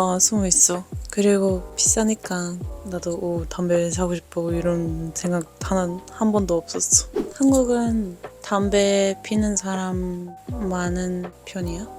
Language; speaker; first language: Korean; non-native, fluent; Dutch